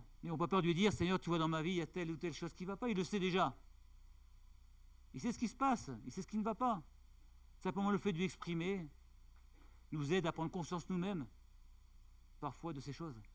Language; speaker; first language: French; native; French